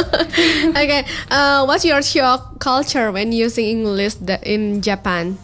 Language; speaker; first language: English; non-native, learner; Indonesian